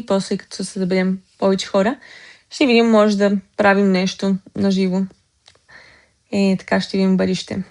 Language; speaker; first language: Bulgarian; early bilingual, heritage; Bulgarian